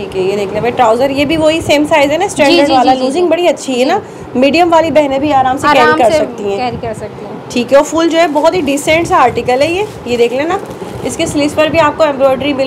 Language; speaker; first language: Urdu; native; Urdu